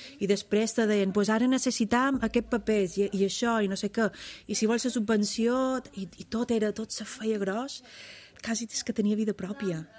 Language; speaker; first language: Catalan; native; Catalan